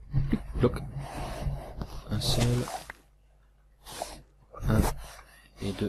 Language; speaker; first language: French; native; French